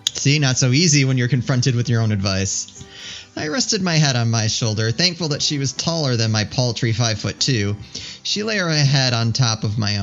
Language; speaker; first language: English; native; English